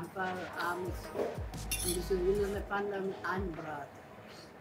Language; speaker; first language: German; non-native, learner; Italian